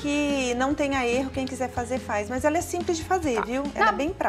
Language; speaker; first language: Portuguese; native; Portuguese